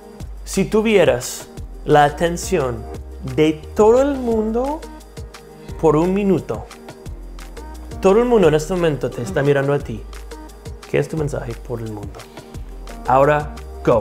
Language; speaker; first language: Spanish; non-native, fluent; English